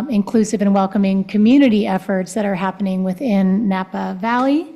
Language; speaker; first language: English; non-native, fluent; Spanish